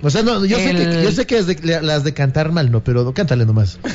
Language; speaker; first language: Spanish; native; Spanish